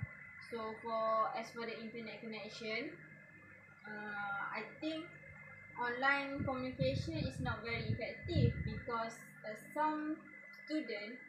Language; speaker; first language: English; non-native, fluent; Malay